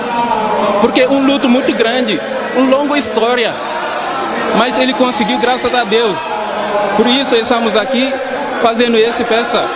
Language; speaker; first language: Portuguese; non-native, fluent; Wolof